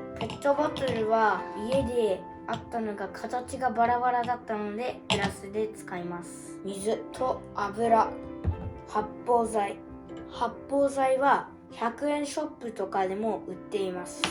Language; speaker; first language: Japanese; early bilingual, other home language; Uyghur